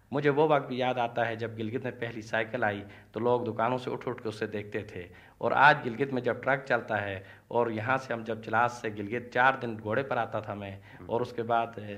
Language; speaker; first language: Urdu; non-native, local second language; Shina